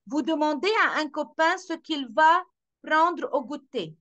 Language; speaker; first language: French; non-native, local second language; Arabic